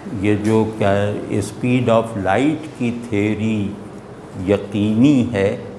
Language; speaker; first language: Urdu; native; Urdu